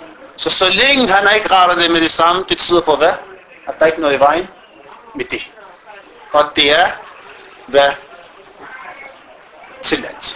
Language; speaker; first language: Danish; early bilingual, other home language; Arabic